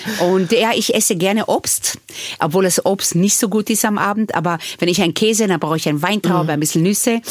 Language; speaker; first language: German; early bilingual, other home language; Hebrew